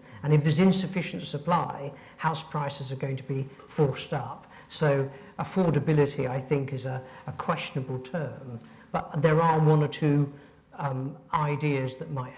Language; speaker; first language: English; native; English